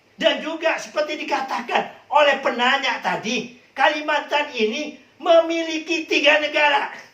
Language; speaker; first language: Indonesian; native; Indonesian